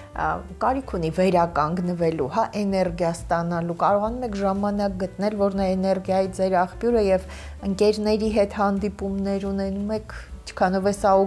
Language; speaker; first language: Armenian; native; Armenian